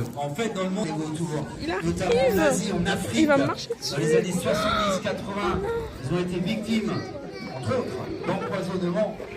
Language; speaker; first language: French; native; French